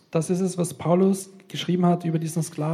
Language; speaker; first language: German; native; German